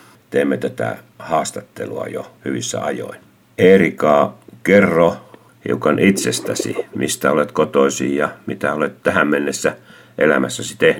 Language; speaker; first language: Finnish; native; Finnish